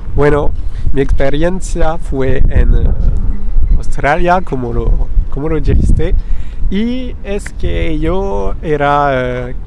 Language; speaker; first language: Spanish; non-native, fluent; French